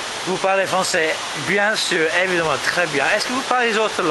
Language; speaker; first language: French; non-native, fluent; English